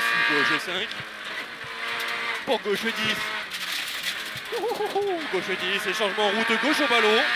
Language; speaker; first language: French; native; French